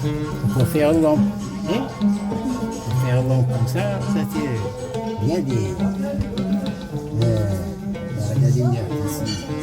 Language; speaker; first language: French; non-native, learner; Arabic